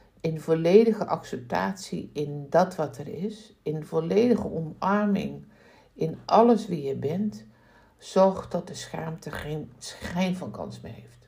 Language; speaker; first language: Dutch; native; Dutch